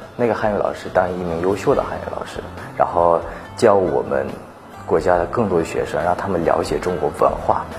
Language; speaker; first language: Chinese; non-native, fluent; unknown